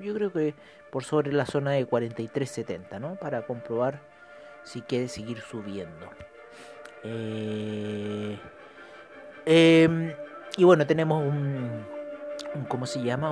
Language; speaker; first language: Spanish; native; Spanish